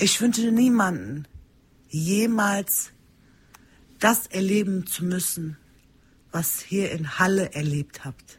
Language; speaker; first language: German; early bilingual, other home language; Turkish